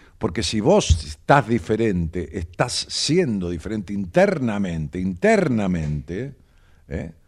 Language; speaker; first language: Spanish; native; Spanish